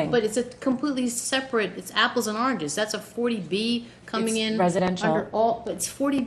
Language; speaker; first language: English; native; English